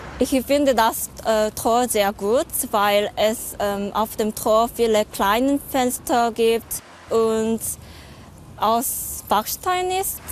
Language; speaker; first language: German; non-native, learner; Korean